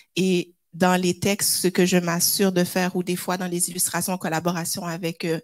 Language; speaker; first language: French; native; French